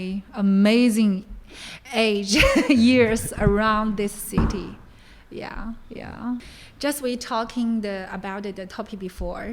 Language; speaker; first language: English; non-native, learner; Chinese